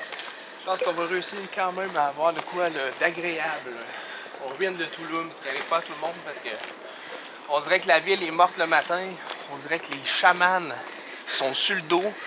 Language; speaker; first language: French; native; French